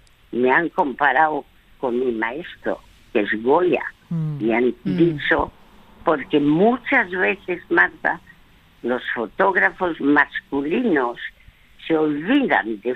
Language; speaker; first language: Spanish; early bilingual, other home language; French